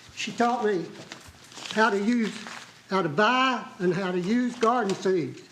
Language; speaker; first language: English; native; English